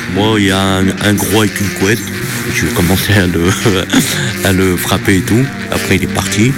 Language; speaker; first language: French; native; French